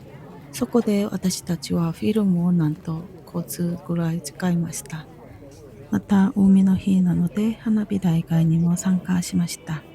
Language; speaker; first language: Japanese; non-native, fluent; Korean